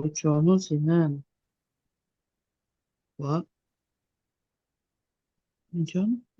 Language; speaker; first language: Korean; non-native, learner; Indonesian